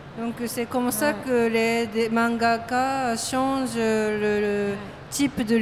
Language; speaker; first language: French; non-native, learner; Japanese